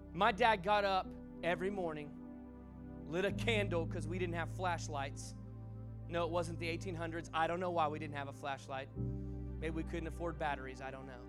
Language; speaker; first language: English; native; English